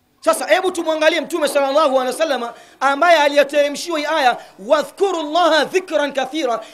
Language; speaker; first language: Swahili; native; Swahili